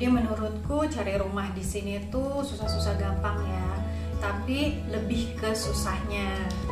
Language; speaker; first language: Indonesian; native; Indonesian